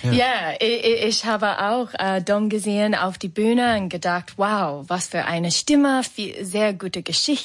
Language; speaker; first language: German; non-native, learner; English